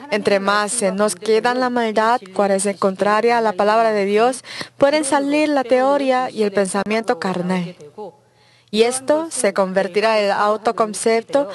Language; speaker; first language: Spanish; non-native, learner; Korean